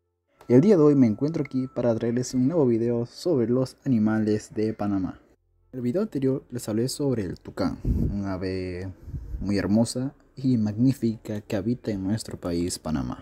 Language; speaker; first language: Spanish; native; Spanish